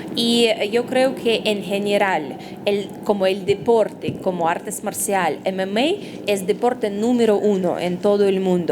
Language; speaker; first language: Spanish; non-native, fluent; Russian